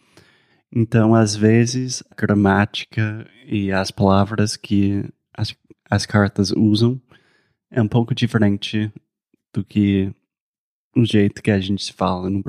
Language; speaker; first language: Portuguese; non-native, fluent; English